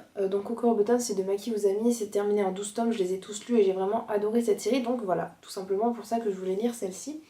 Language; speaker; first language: French; native; French